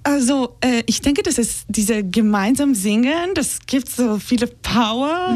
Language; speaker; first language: German; non-native, fluent; Hebrew